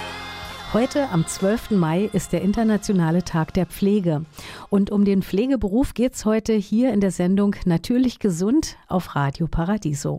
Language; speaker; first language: German; native; German